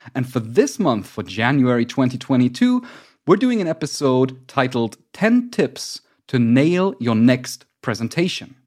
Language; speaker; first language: English; non-native, fluent; German